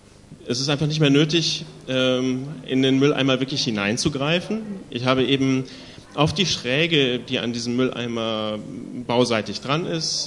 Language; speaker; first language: German; native; German